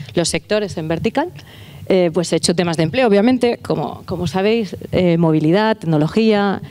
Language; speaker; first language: Spanish; native; Spanish